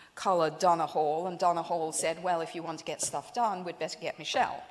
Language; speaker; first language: English; native; English